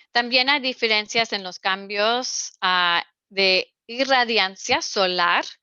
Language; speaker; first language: Spanish; non-native, fluent; English